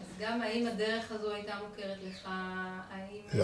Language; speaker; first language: Hebrew; native; Hebrew